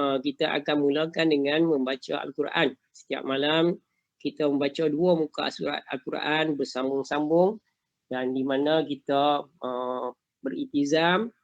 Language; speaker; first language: Malay; native; Malay